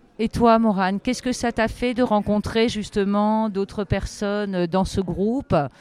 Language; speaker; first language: French; native; French